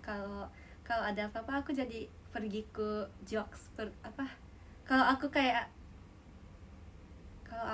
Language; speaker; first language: Indonesian; native; Indonesian